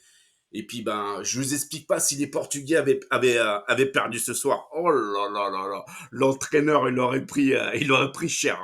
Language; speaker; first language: French; native; French